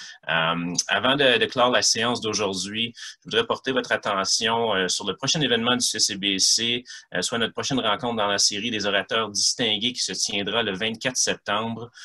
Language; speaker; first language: French; native; French